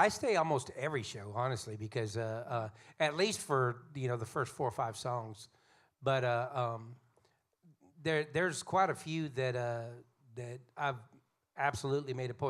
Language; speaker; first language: English; native; English